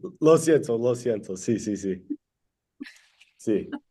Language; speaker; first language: Spanish; non-native, learner; English